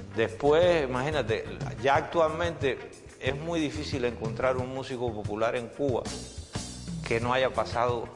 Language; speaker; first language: Spanish; native; Spanish